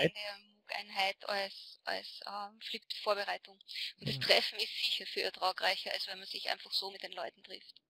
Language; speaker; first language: German; native; German